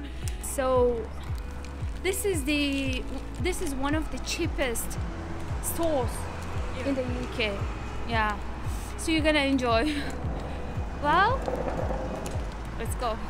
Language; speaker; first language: English; non-native, learner; Uzbek